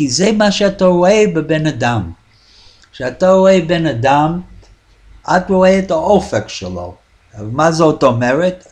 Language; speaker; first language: Hebrew; non-native, fluent; English